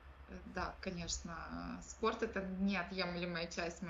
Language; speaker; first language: Russian; non-native, local second language; Ukrainian